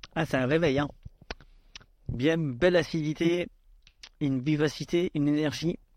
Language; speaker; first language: French; native; French